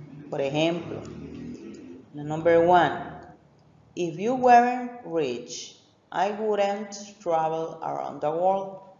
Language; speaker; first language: English; non-native, fluent; Spanish